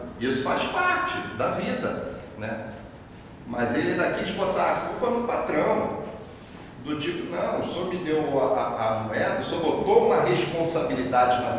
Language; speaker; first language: Portuguese; native; Portuguese